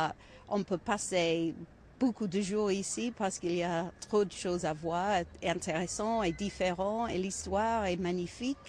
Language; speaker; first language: French; non-native, learner; English